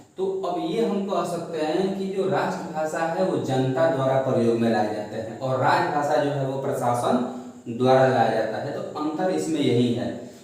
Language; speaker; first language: Hindi; non-native, local second language; Bhojpuri